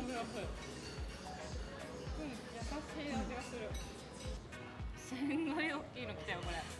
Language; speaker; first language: Japanese; native; Japanese